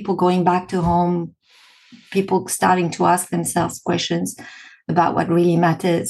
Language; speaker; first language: English; non-native, fluent; French